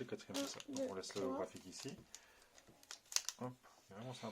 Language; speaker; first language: French; native; French